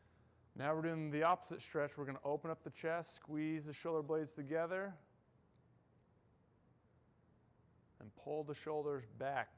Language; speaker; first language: English; native; English